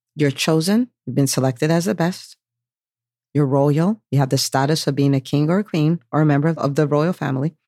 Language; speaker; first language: English; native; English